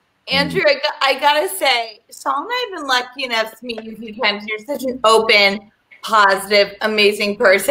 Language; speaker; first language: English; native; English